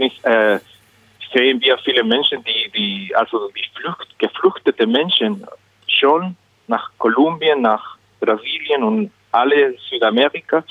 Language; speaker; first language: German; non-native, learner; Spanish